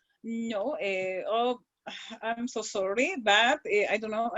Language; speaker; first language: English; non-native, learner; Spanish